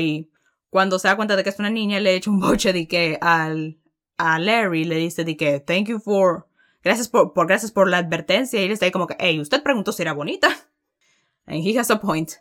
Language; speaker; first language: Spanish; early bilingual, heritage; Spanish